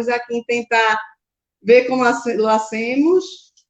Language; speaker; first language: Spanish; non-native, fluent; Portuguese